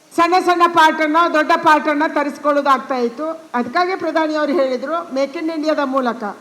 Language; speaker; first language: Kannada; non-native, local second language; Tulu